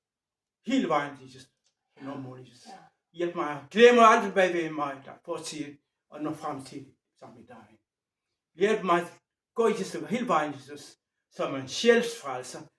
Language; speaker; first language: Danish; non-native, fluent; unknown